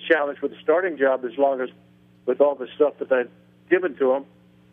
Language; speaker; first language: English; native; English